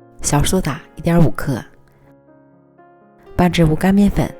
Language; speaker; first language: Chinese; native; Chinese